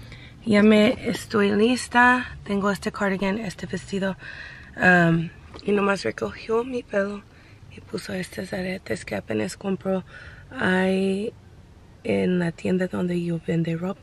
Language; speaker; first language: Spanish; non-native, learner; English